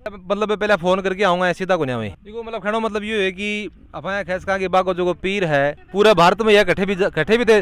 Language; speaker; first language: Hindi; native; Hindi